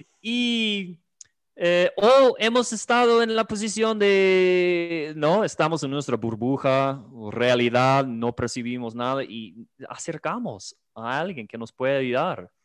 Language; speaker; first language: Spanish; non-native, fluent; English